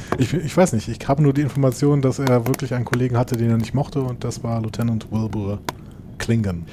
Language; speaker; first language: German; native; German